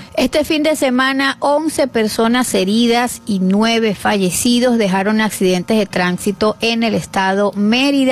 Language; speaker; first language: Spanish; native; Spanish